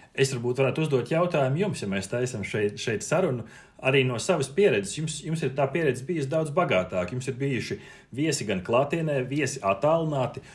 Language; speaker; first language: Latvian; non-native, local second language; Russian